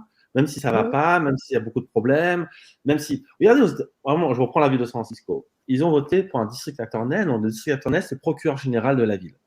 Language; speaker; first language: French; native; French